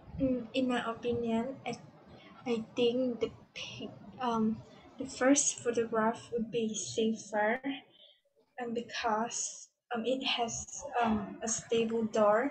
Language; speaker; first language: English; non-native, learner; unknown